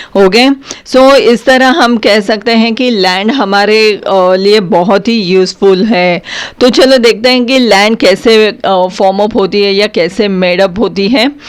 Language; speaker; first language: Hindi; non-native, local second language; Marathi